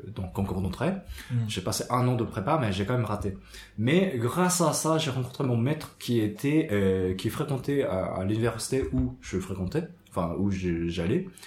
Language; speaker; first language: French; non-native, fluent; Japanese